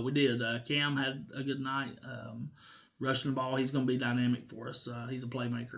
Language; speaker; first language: English; native; English